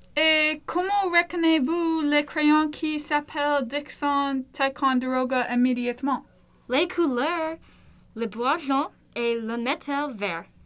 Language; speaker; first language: French; non-native, learner; English